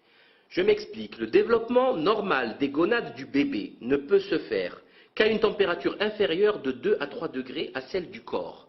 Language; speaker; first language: French; native; French